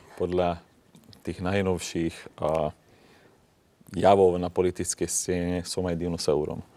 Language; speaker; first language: Slovak; non-native, local second language; Hungarian